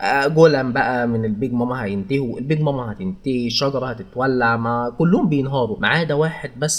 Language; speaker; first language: Arabic; native; Arabic